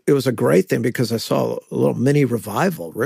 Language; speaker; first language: English; native; English